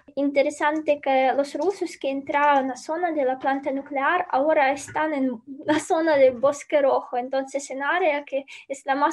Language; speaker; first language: Spanish; non-native, fluent; Ukrainian